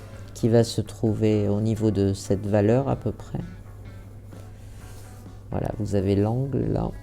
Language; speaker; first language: French; native; French